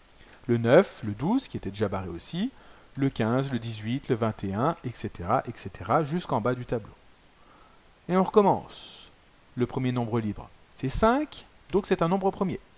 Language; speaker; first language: French; native; French